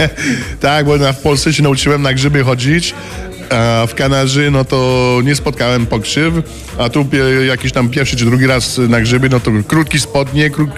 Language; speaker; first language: Polish; non-native, fluent; Spanish